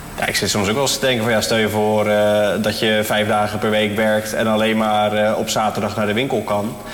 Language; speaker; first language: Dutch; native; Dutch